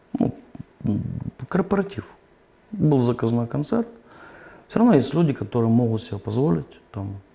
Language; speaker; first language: Russian; native; Russian